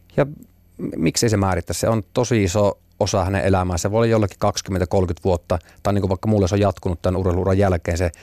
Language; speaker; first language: Finnish; native; Finnish